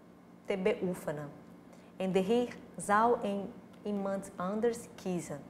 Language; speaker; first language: Dutch; non-native, fluent; Portuguese